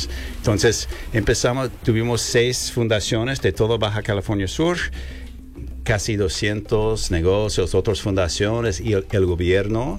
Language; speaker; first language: Spanish; non-native, learner; English